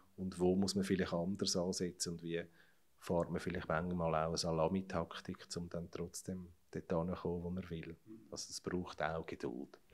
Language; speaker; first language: German; native; German